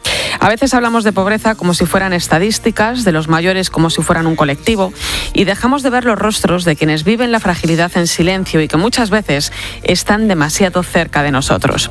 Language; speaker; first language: Spanish; native; Spanish